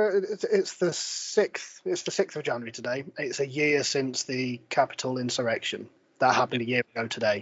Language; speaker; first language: English; native; English